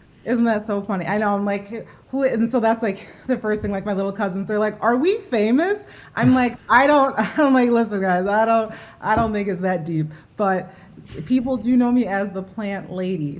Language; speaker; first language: English; early bilingual, other home language; Yoruba